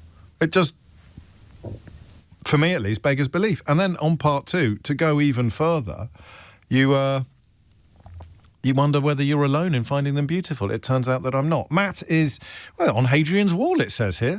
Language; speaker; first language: English; native; English